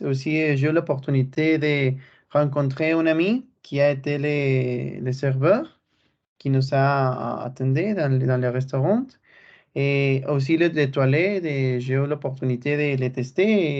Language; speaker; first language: French; non-native, learner; Spanish